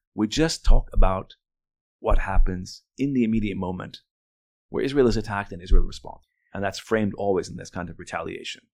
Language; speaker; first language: English; early bilingual, other home language; Arabic